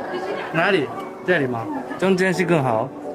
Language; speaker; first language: Chinese; non-native, learner; Japanese